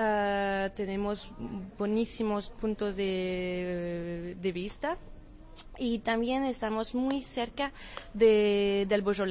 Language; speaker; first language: Spanish; non-native, fluent; French